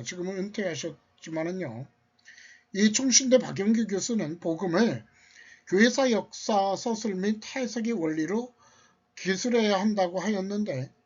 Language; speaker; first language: Korean; native; Korean